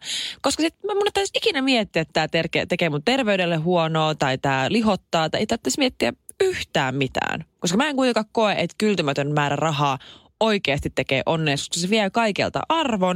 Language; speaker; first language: Finnish; native; Finnish